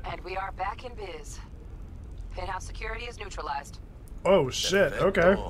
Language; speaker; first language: English; native; English